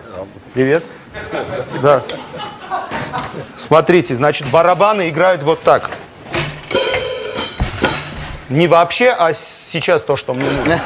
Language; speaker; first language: Russian; non-native, local second language; Armenian